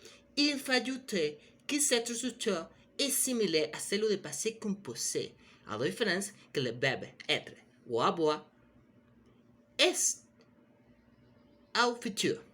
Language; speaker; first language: French; non-native, learner; Spanish